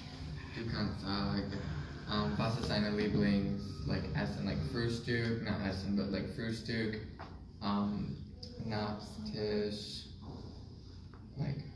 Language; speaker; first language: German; non-native, learner; English